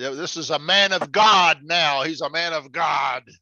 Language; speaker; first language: English; native; English